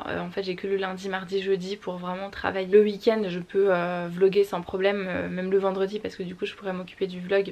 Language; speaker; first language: French; native; French